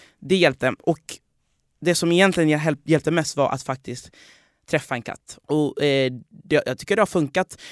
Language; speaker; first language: Swedish; non-native, fluent; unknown